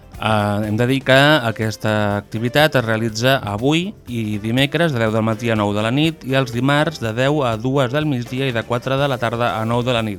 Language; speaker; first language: Catalan; native; Catalan